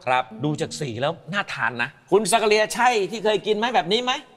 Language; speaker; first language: Thai; native; Thai